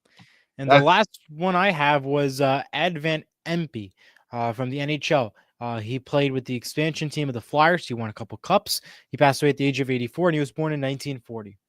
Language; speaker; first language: English; native; English